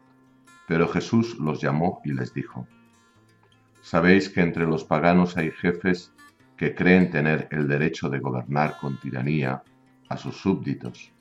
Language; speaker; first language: Spanish; native; Spanish